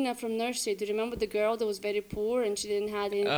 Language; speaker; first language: English; non-native, fluent; Lithuanian